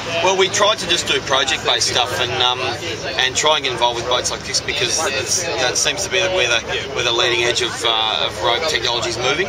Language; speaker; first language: English; native; English